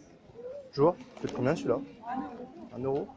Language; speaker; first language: French; native; French